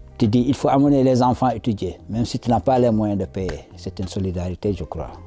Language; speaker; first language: French; non-native, local second language; Wolof